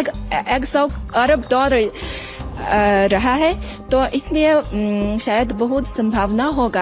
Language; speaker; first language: Hindi; non-native, fluent; Chinese